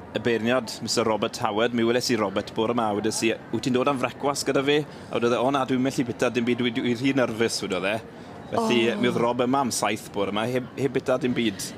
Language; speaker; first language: Welsh; native; Welsh